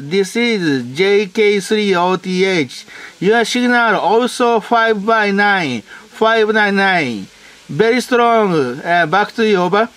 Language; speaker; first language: English; non-native, learner; Japanese